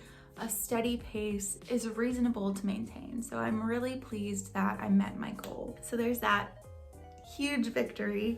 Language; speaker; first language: English; native; English